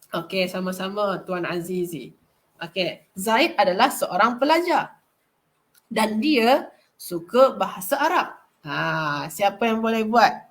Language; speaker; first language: Malay; native; Malay